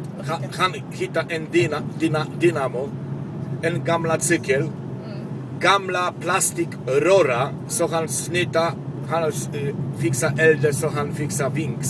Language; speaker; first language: Swedish; non-native, local second language; Polish